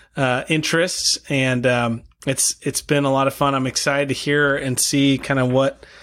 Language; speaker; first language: English; native; English